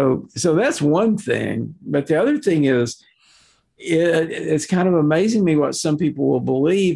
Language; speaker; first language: English; native; English